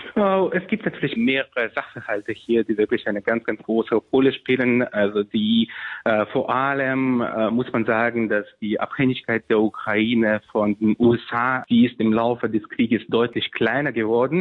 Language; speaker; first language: German; non-native, fluent; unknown